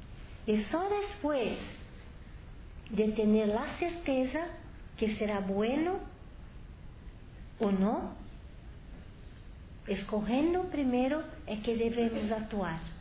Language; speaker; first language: Spanish; non-native, fluent; Portuguese